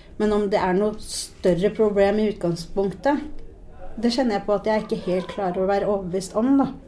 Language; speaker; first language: Norwegian; early bilingual, other home language; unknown